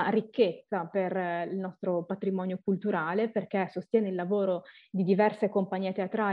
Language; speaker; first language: Italian; native; Italian